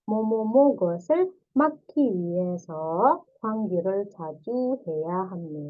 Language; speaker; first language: Korean; non-native, fluent; Indonesian